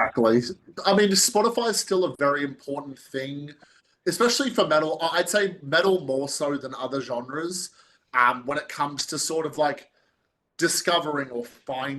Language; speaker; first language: English; native; English